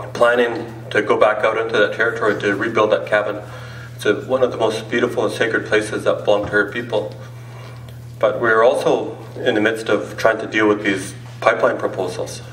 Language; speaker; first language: English; native; English